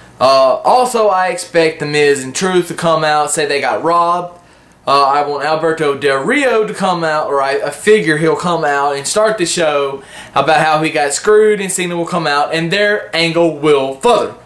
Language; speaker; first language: English; native; English